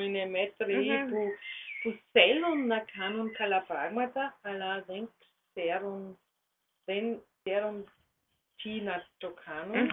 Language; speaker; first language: Greek; non-native, learner; German